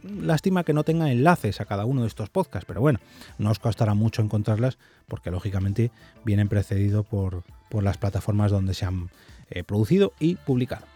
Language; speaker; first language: Spanish; native; Spanish